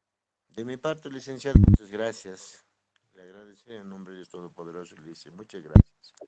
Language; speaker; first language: Spanish; non-native, local second language; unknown